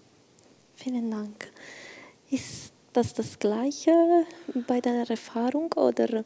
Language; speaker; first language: German; non-native, fluent; Italian